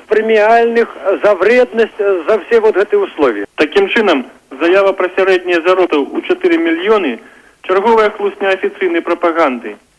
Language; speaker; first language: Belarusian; native; Belarusian